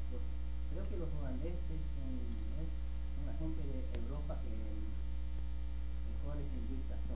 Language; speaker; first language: Spanish; non-native, fluent; English